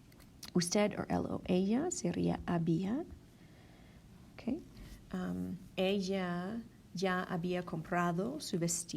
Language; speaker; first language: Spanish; non-native, fluent; English